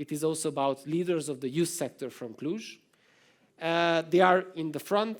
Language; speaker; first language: English; non-native, fluent; Romanian